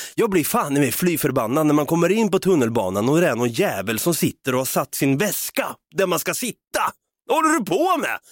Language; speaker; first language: Swedish; native; Swedish